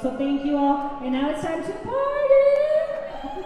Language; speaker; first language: English; early bilingual, other home language; Spanish